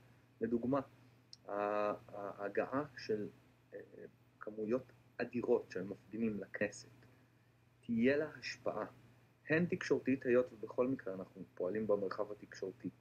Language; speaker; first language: Hebrew; native; Hebrew